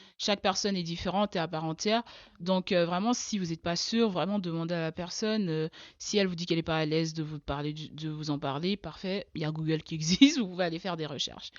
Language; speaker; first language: French; early bilingual, other home language; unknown